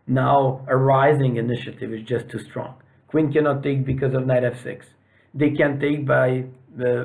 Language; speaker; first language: English; non-native, fluent; Serbian